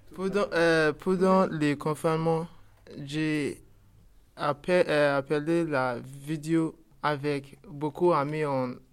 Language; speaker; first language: French; non-native, learner; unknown